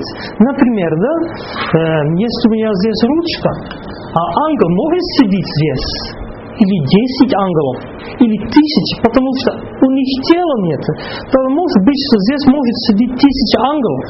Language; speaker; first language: Russian; non-native, fluent; Dutch